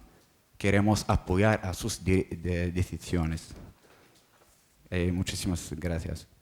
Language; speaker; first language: Spanish; non-native, learner; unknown